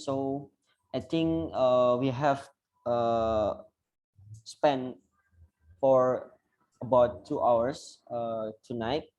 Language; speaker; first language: English; non-native, learner; Indonesian